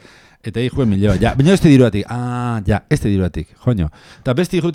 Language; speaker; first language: Basque; native; Basque